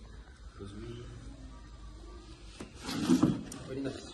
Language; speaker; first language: English; non-native, learner; Dutch